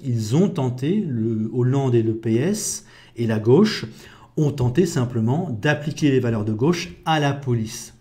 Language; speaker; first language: French; native; French